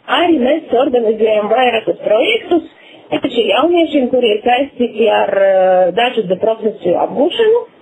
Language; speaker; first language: Latvian; non-native, local second language; Russian